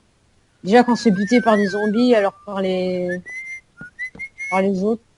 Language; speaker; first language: French; native; French